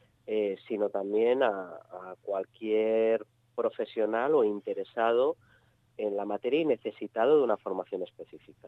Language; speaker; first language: Spanish; native; Spanish